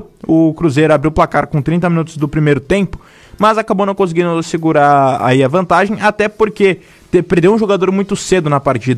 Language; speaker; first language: Portuguese; native; Portuguese